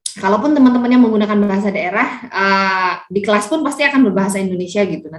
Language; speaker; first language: Indonesian; native; Indonesian